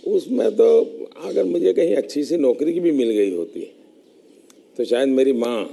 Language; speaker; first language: Hindi; non-native, local second language; Gujarati